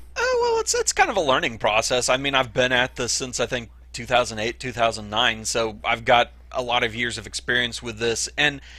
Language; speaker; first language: English; native; English